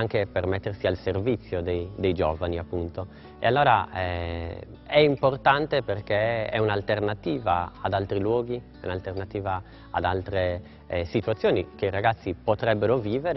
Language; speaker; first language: Italian; native; Italian